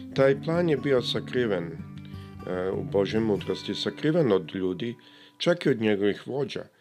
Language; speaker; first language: Serbian; early bilingual, heritage; Serbian